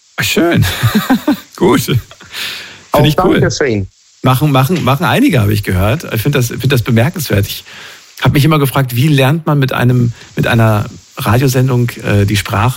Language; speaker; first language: German; native; German